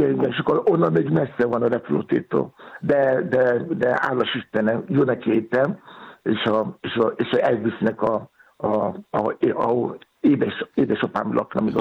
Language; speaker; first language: Hungarian; non-native, learner; Yoruba